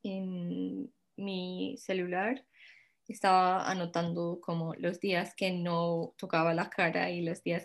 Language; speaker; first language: Spanish; non-native, fluent; English